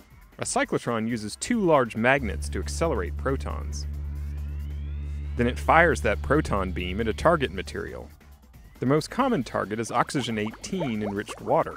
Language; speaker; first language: English; native; English